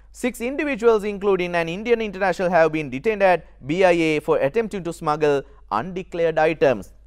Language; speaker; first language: English; non-native, local second language; Sinhala